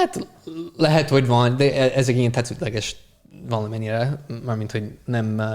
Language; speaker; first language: Hungarian; non-native, fluent; English